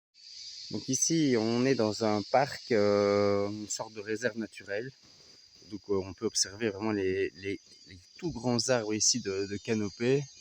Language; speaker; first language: French; native; French